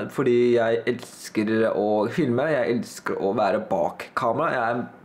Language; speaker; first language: Norwegian; early bilingual, other home language; Thai